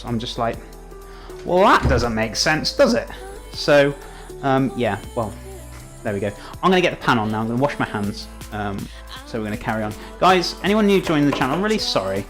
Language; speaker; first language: English; native; English